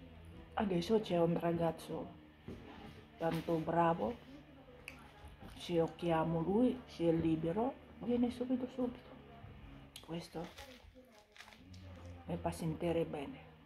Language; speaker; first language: Italian; non-native, fluent; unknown